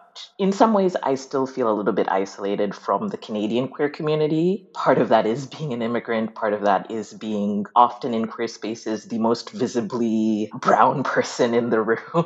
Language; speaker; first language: English; non-native, local second language; Ganda